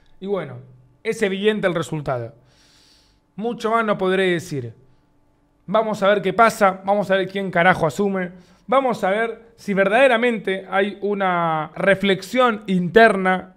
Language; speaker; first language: Spanish; native; Spanish